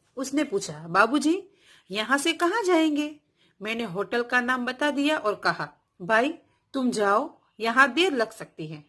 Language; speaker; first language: Hindi; non-native, local second language; Gujarati